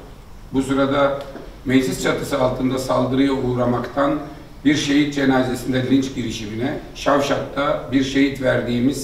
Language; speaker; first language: Turkish; native; Turkish